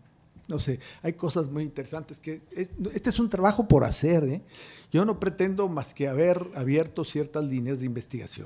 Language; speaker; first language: Spanish; native; Spanish